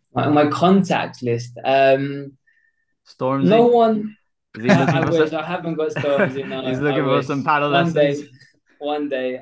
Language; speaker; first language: English; native; English